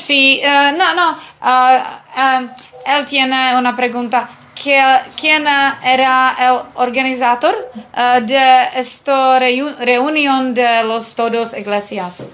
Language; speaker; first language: Spanish; non-native, learner; Czech